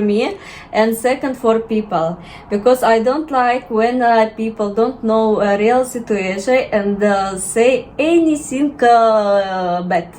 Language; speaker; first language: English; non-native, learner; Russian